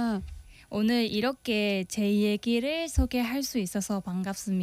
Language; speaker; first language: Korean; non-native, fluent; Vietnamese